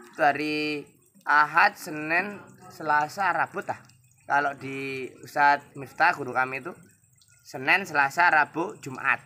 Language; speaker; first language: Indonesian; native; Indonesian